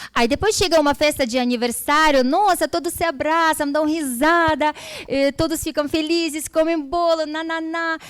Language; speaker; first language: Portuguese; non-native, fluent; Russian